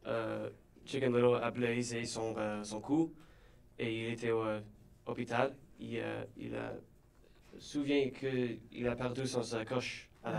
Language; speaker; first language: French; non-native, learner; English